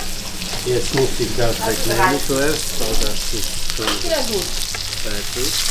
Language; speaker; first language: German; non-native, fluent; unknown